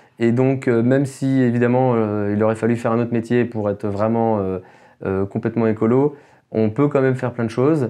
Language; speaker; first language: French; native; French